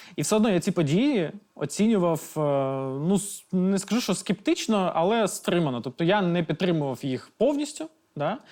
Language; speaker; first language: Ukrainian; non-native, local second language; Russian